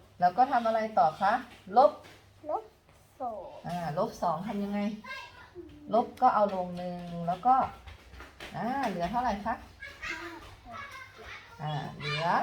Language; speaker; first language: Thai; native; Thai